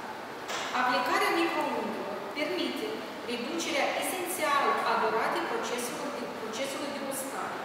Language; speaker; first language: Romanian; native; Romanian